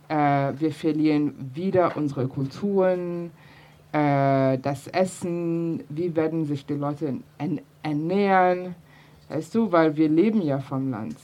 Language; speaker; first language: German; early bilingual, other home language; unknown